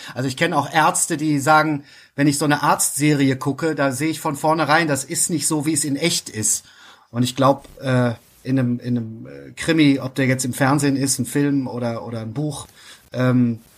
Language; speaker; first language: German; native; German